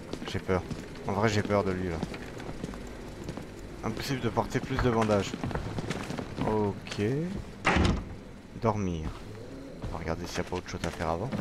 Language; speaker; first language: French; native; French